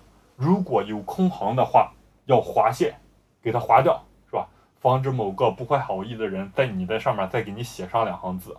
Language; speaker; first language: Chinese; native; Chinese